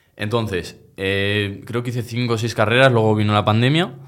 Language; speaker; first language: Spanish; native; Spanish